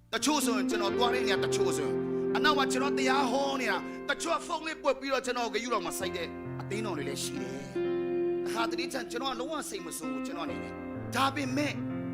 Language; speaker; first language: Burmese; non-native, local second language; Tedim Chin